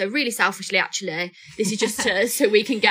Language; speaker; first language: English; native; English